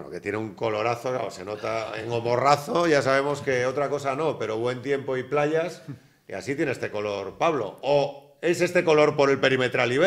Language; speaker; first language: Spanish; native; Spanish